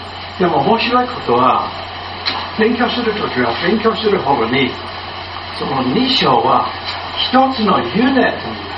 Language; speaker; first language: Japanese; non-native, learner; English